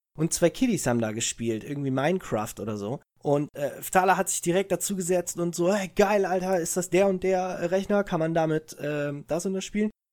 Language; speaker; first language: German; early bilingual, other home language; Italian